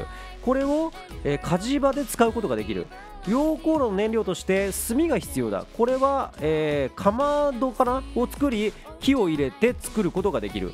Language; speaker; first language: Japanese; native; Japanese